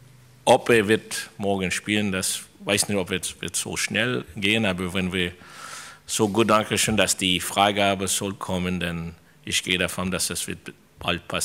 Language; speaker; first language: German; non-native, fluent; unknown